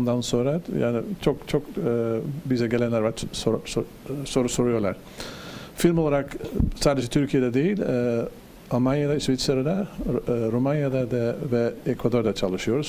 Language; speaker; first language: Turkish; non-native, learner; Dutch